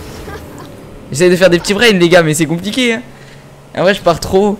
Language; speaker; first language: French; native; French